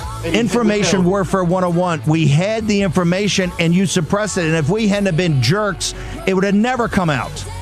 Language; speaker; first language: English; native; English